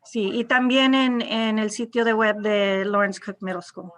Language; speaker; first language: Spanish; non-native, local second language; English